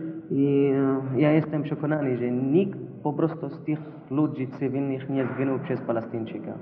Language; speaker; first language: Polish; non-native, learner; Arabic